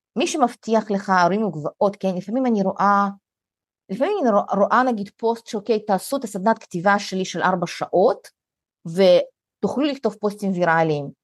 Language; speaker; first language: Hebrew; early bilingual, other home language; Russian